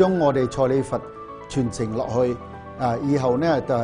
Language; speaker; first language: Cantonese; native; Cantonese